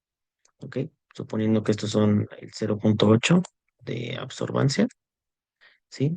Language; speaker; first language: Spanish; native; Spanish